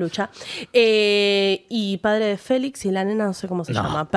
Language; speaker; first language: Spanish; native; Spanish